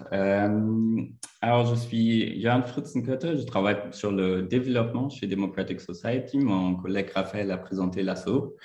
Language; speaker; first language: French; non-native, fluent; German